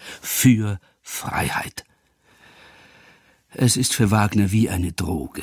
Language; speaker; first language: German; native; German